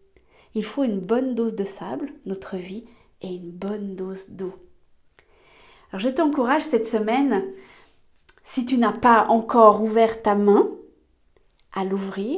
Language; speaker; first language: French; native; French